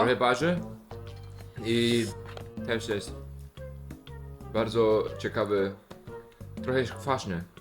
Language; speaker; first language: Polish; non-native, learner; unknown